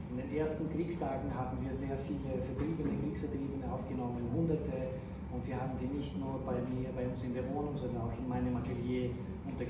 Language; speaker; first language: German; non-native, fluent; Ukrainian